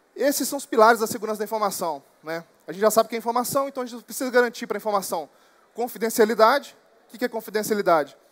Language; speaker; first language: Portuguese; native; Portuguese